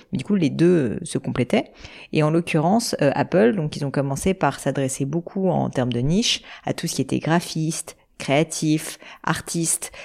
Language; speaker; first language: French; native; French